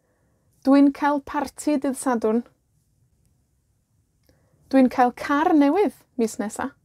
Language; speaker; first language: Welsh; non-native, fluent; Spanish